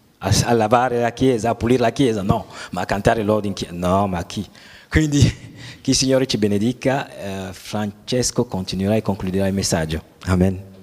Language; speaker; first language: Italian; non-native, fluent; French